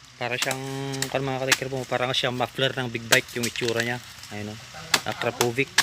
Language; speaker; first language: Filipino; non-native, local second language; Iloko